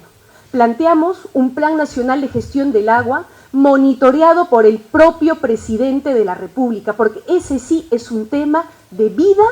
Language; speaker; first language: Spanish; native; Spanish